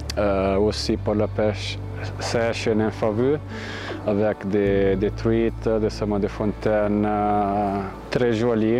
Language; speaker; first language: French; non-native, fluent; Italian